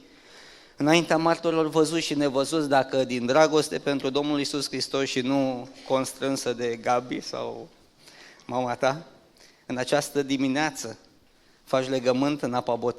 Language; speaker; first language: Romanian; native; Romanian